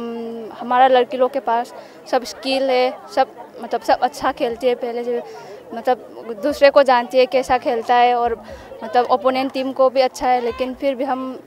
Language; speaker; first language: Hindi; non-native, local second language; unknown